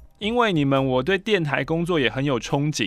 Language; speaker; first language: Chinese; native; Chinese